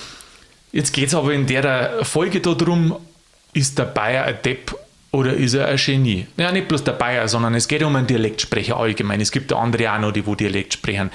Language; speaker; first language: German; native; German